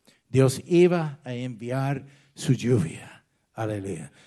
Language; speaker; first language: Spanish; non-native, fluent; English